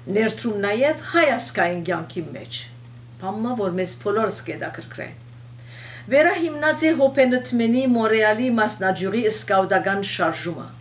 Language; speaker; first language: Armenian; early bilingual, heritage; Armenian